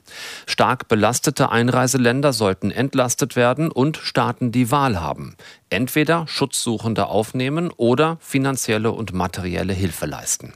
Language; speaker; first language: German; native; German